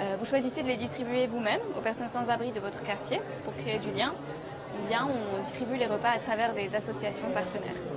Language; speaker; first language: French; non-native, local second language; Arabic